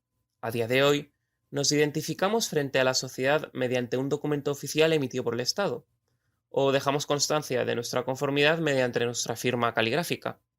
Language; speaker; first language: Spanish; native; Spanish